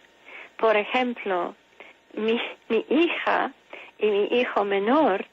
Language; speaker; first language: Spanish; non-native, fluent; English